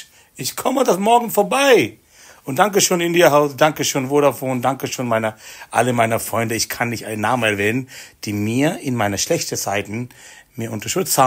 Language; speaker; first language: German; non-native, fluent; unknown